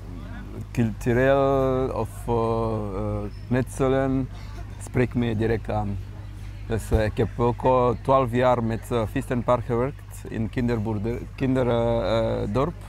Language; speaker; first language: Dutch; non-native, fluent; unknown